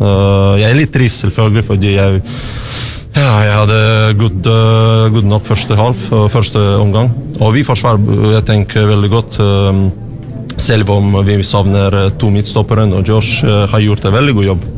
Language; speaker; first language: Norwegian; non-native, learner; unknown